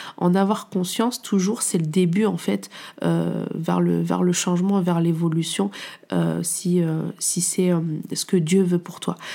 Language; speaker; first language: French; native; French